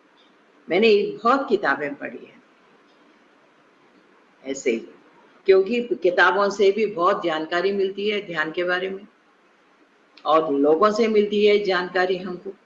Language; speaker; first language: Hindi; non-native, local second language; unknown